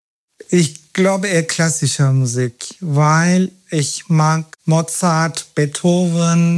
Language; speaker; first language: German; non-native, fluent; Turkish